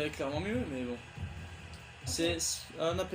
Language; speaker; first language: French; native; French